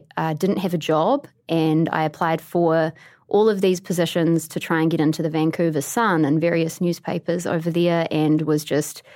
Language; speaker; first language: English; native; English